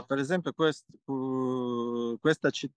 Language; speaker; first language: Italian; non-native, fluent; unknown